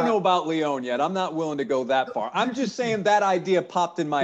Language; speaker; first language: English; native; English